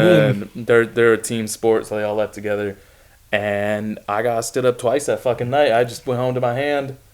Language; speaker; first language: English; native; English